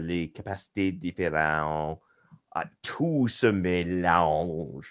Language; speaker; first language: French; non-native, local second language; English